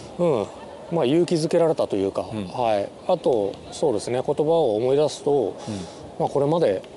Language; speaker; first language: Japanese; native; Japanese